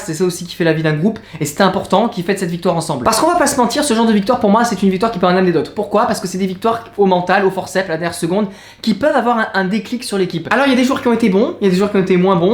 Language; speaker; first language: French; native; French